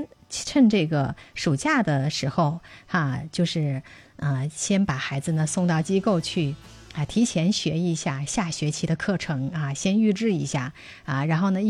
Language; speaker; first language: Chinese; native; Chinese